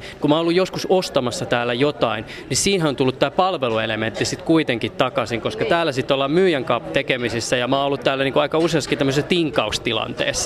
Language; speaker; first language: Finnish; native; Finnish